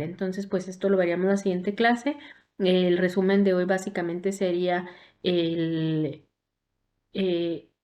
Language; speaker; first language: Spanish; native; Spanish